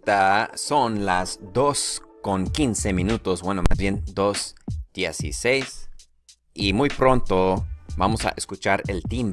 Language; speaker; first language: Spanish; early bilingual, heritage; Spanish